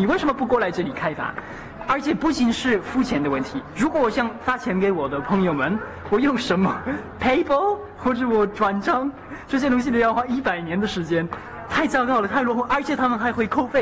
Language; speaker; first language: Chinese; non-native, fluent; French